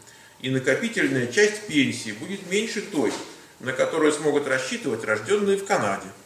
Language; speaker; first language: Russian; native; Russian